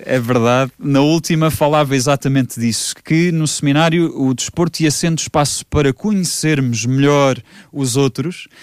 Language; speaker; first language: Portuguese; native; Portuguese